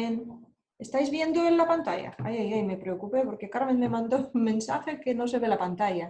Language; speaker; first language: Spanish; non-native, fluent; Russian